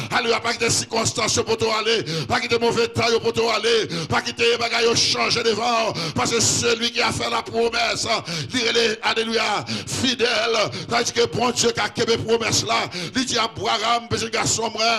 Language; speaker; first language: French; native; French